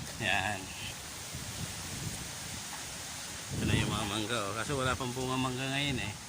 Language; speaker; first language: Filipino; native; Filipino